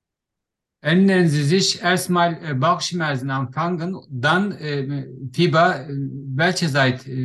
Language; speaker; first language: German; non-native, learner; Turkish